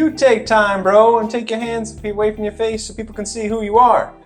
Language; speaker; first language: English; native; English